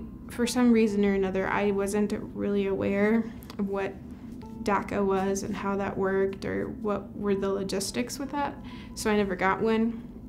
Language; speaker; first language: English; early bilingual, other home language; Spanish